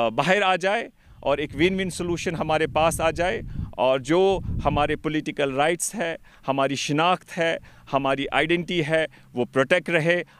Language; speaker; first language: Hindi; non-native, local second language; Kashmiri